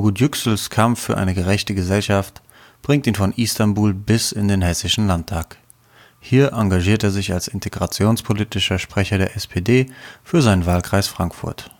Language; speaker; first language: German; native; German